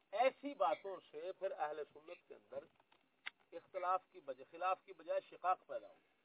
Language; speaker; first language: Urdu; non-native, local second language; Punjabi